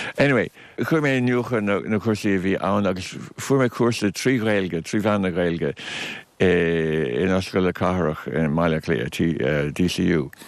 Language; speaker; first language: Irish; non-native, local second language; English